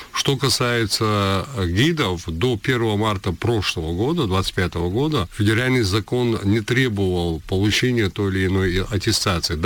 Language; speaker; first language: Russian; non-native, local second language; Chechen